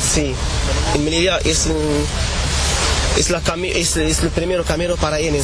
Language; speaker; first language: Spanish; non-native, learner; Arabic